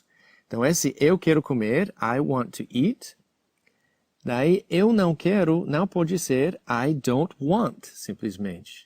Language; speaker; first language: Portuguese; non-native, fluent; English